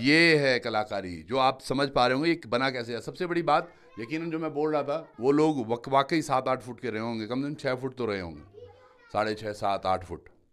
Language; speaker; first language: Hindi; native; Hindi